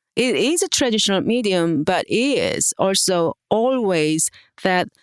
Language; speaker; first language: English; non-native, fluent; Korean